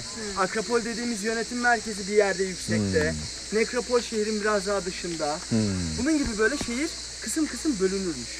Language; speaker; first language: Turkish; native; Turkish